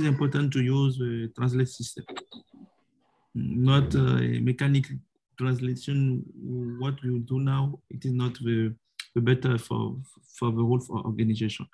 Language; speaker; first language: English; non-native, learner; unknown